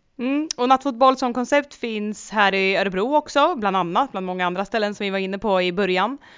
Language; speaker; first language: Swedish; native; Swedish